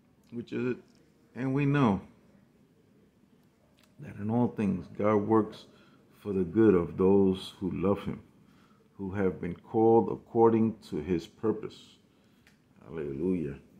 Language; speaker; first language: English; native; English